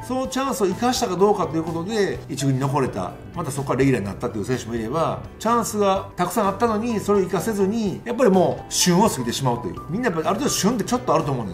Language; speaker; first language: Japanese; native; Japanese